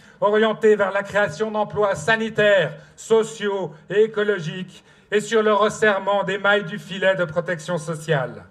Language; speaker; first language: French; native; French